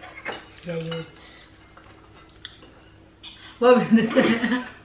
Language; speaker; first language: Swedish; non-native, learner; Indonesian